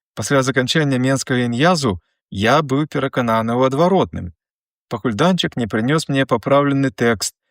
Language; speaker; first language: Belarusian; native; Belarusian